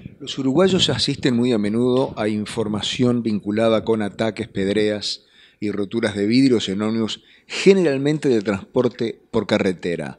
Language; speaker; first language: Spanish; native; Spanish